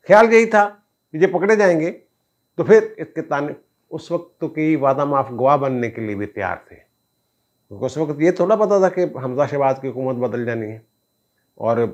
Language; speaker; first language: Urdu; non-native, local second language; Punjabi